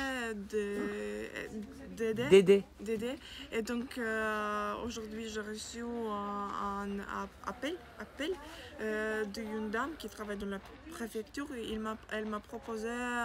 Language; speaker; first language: French; non-native, learner; Ukrainian